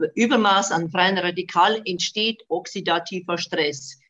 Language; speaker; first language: German; non-native, fluent; Bosnian